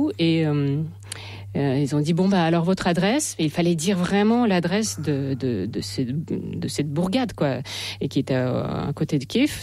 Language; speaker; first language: French; non-native, fluent; Russian